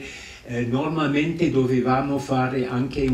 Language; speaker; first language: Italian; non-native, fluent; English